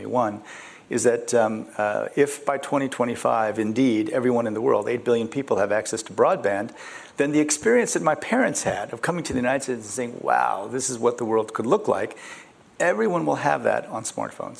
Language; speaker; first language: English; early bilingual, other home language; Korean